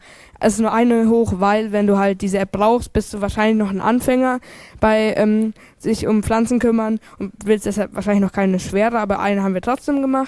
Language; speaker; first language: German; native; German